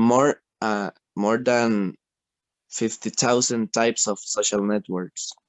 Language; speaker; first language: English; non-native, learner; Spanish